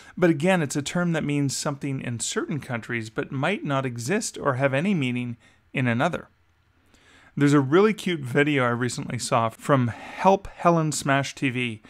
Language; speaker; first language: English; native; English